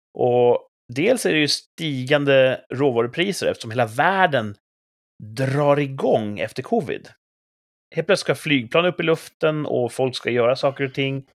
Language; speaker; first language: Swedish; native; Swedish